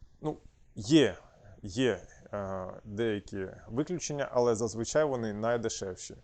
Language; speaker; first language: Ukrainian; non-native, local second language; Russian